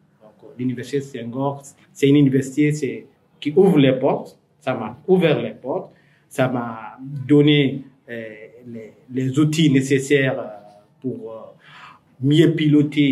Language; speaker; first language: French; non-native, local second language; Fula